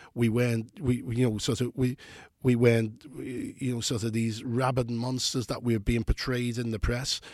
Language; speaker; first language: English; native; English